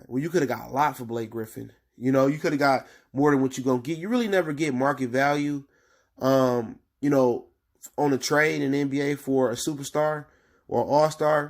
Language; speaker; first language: English; native; English